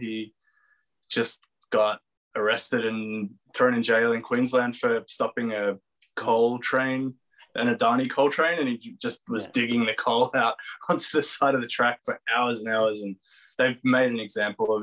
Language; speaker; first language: English; native; English